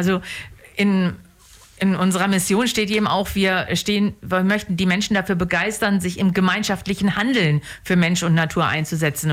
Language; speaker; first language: German; native; German